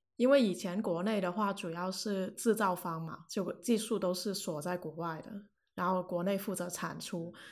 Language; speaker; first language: Chinese; non-native, local second language; Cantonese